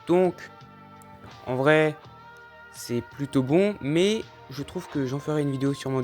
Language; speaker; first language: French; native; French